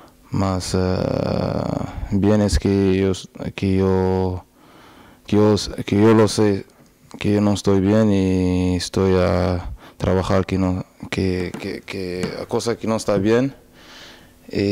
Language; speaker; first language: Spanish; non-native, learner; Portuguese